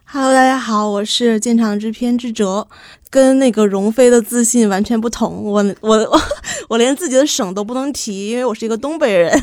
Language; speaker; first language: Chinese; native; Chinese